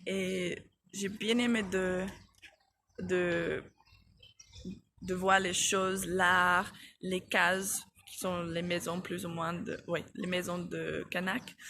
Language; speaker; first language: French; non-native, fluent; English